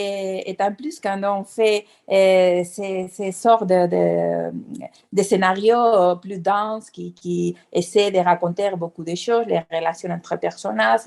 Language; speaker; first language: French; non-native, fluent; Spanish